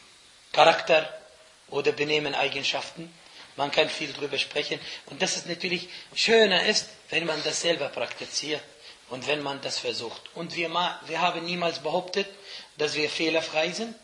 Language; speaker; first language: German; non-native, fluent; Arabic